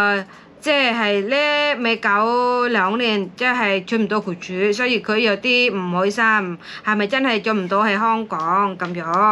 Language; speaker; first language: Cantonese; non-native, fluent; Indonesian